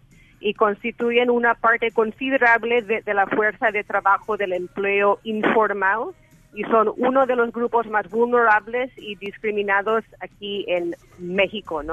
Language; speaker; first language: Spanish; early bilingual, heritage; English